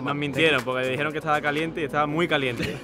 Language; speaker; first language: Spanish; native; Spanish